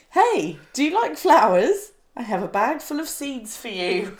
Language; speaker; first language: English; native; English